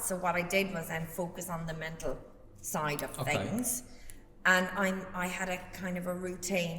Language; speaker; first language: English; native; English